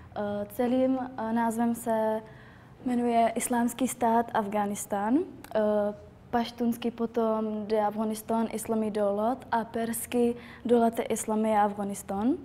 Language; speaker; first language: Czech; non-native, fluent; Persian